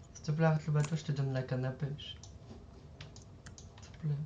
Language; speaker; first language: French; native; French